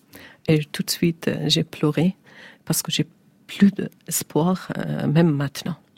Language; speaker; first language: French; non-native, learner; Persian